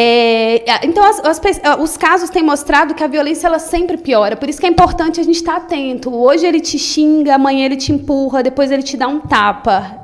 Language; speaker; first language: Portuguese; native; Portuguese